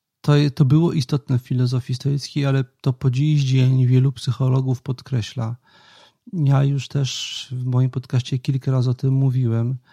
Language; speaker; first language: Polish; native; Polish